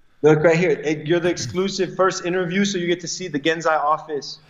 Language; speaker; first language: English; early bilingual, other home language; Portuguese